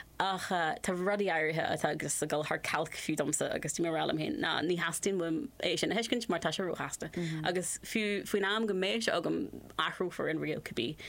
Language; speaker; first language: Irish; non-native, local second language; English